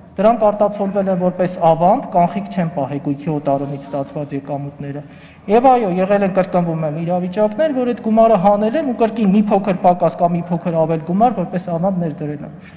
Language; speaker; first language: Armenian; native; Armenian